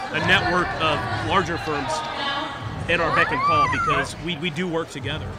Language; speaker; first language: English; native; English